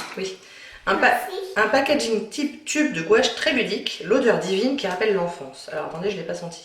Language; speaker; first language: French; native; French